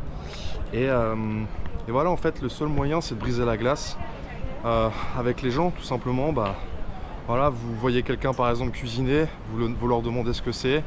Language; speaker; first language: French; native; French